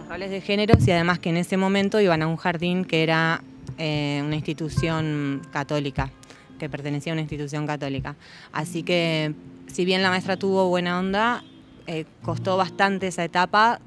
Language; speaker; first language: Spanish; native; Spanish